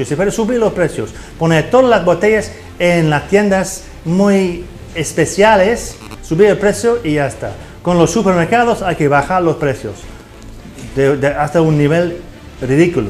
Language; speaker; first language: Spanish; non-native, fluent; English